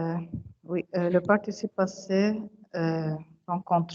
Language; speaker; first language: French; non-native, local second language; Arabic